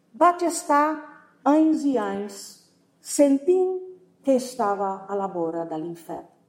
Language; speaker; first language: Catalan; non-native, fluent; Portuguese